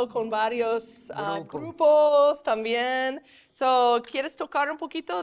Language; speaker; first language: Spanish; non-native, fluent; English